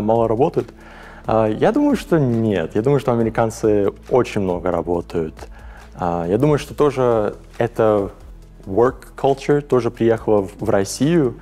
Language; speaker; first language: Russian; early bilingual, heritage; English